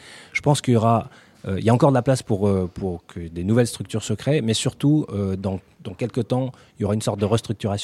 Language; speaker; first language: French; native; French